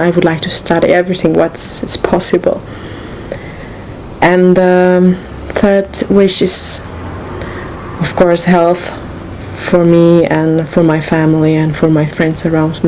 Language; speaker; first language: English; non-native, learner; Czech